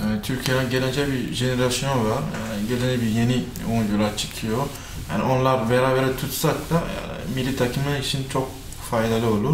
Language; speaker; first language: Turkish; non-native, fluent; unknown